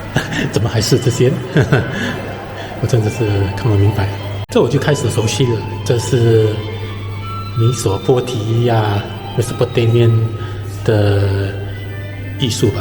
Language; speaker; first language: Chinese; native; Chinese